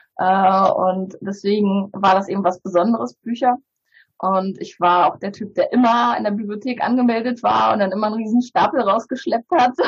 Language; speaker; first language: German; early bilingual, other home language; Bulgarian